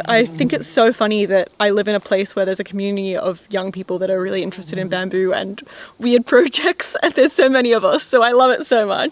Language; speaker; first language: English; native; English